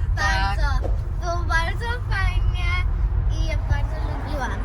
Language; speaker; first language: Polish; early bilingual, heritage; Polish